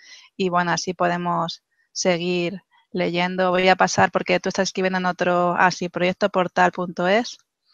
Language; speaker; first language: Spanish; native; Spanish